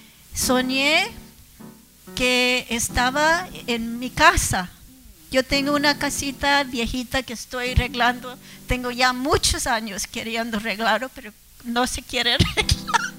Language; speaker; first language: Spanish; early bilingual, heritage; English